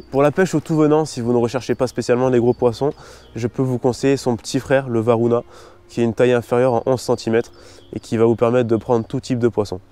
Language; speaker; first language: French; native; French